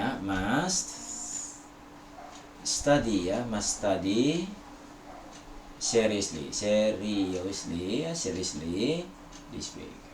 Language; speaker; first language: English; non-native, fluent; Indonesian